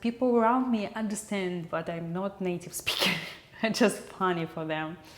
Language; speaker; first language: English; non-native, learner; Russian